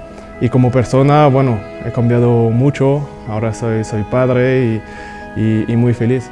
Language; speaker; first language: Spanish; non-native, fluent; French